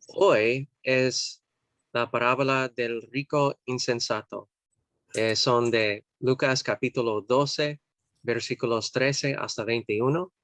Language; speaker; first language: Spanish; non-native, fluent; English